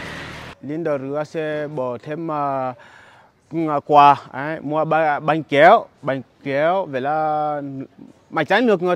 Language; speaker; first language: Vietnamese; non-native, learner; Portuguese